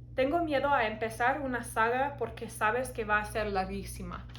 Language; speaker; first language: Spanish; non-native, fluent; English